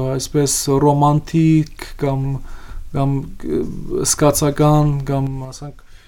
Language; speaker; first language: Armenian; early bilingual, heritage; Armenian